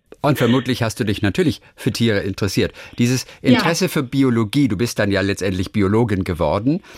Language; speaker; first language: German; native; German